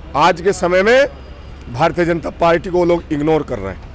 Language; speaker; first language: Hindi; native; Hindi